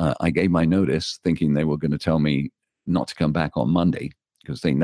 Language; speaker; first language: English; native; English